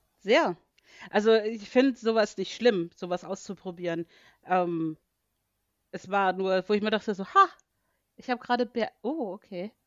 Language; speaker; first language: German; native; German